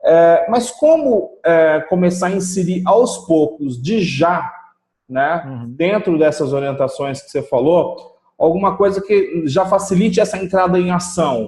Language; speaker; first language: Portuguese; native; Portuguese